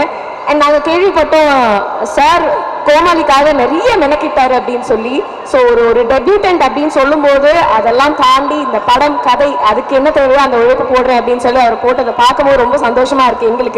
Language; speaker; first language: Tamil; native; Tamil